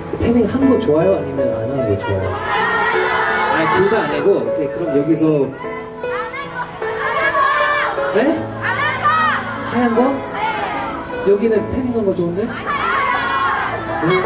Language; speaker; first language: Korean; non-native, fluent; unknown